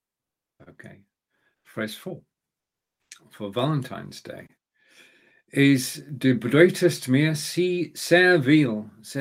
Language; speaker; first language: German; non-native, learner; English